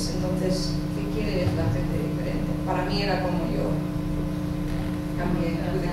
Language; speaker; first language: Spanish; early bilingual, heritage; English